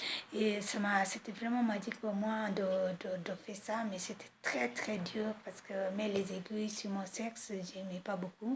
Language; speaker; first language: French; non-native, fluent; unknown